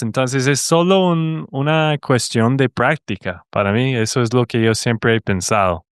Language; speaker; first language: Spanish; non-native, fluent; English